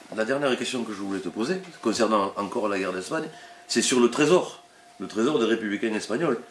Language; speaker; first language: French; native; French